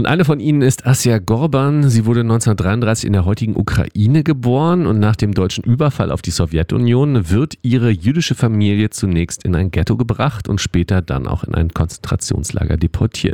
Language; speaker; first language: German; native; German